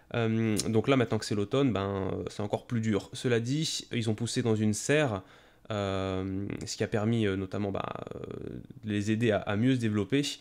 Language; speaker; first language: French; native; French